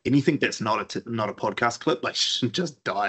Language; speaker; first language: English; native; English